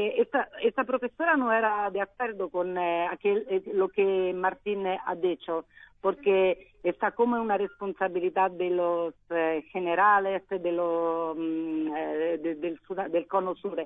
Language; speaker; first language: Spanish; non-native, learner; Italian